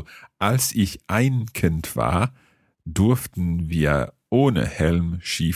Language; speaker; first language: German; non-native, fluent; English